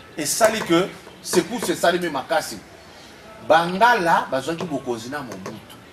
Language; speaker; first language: Lingala; non-native, local second language; Swahili